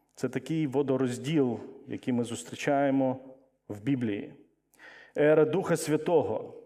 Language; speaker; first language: Ukrainian; non-native, local second language; Russian